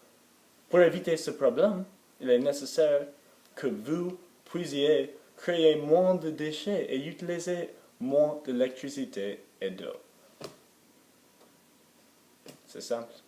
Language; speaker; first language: French; non-native, learner; English